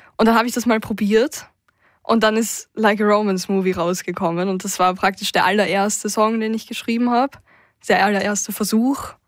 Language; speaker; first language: German; native; German